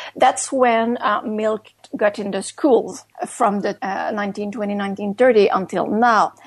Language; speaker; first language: English; non-native, fluent; French